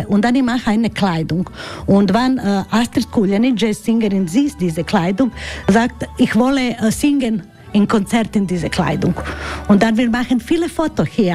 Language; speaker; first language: German; non-native, learner; Croatian